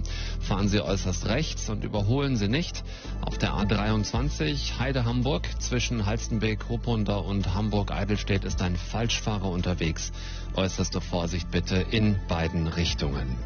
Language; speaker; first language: German; native; German